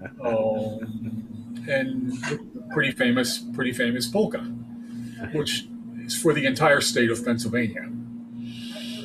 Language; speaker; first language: English; native; English